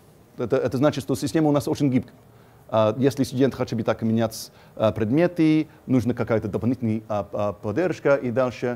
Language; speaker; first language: Russian; non-native, fluent; English